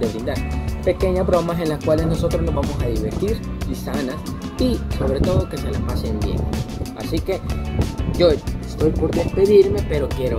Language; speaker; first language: Spanish; native; Spanish